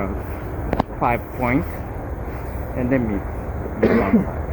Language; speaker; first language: English; non-native, fluent; Japanese